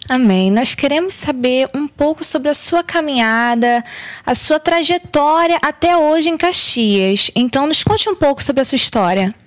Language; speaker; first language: Portuguese; native; Portuguese